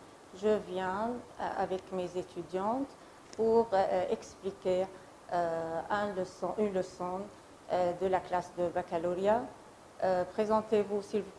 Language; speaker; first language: French; non-native, fluent; Arabic